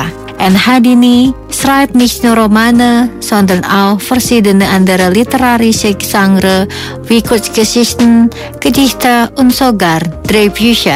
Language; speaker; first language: German; non-native, fluent; Indonesian